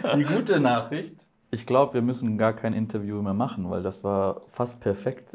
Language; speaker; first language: German; native; German